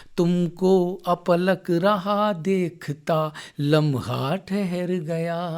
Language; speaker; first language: Hindi; native; Hindi